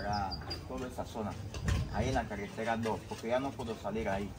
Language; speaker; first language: Spanish; native; Spanish